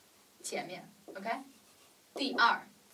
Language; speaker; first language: French; non-native, fluent; Chinese